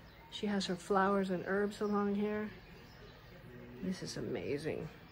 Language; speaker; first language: English; native; English